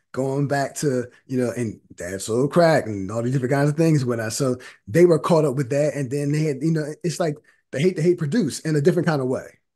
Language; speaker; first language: English; native; English